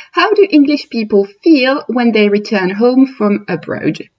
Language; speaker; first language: English; non-native, fluent; French